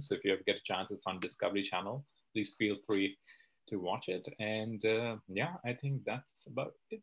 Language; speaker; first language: English; non-native, local second language; Hindi